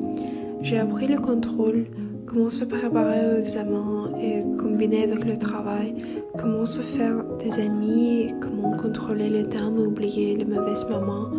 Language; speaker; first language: French; non-native, fluent; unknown